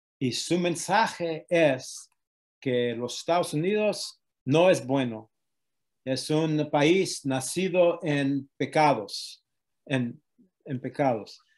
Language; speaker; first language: Spanish; non-native, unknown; English